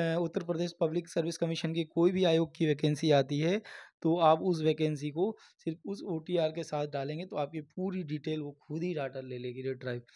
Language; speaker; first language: Hindi; native; Hindi